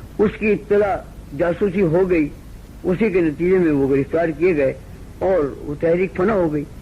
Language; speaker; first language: Urdu; native; Urdu